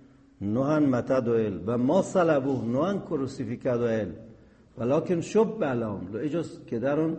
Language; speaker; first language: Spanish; non-native, fluent; Persian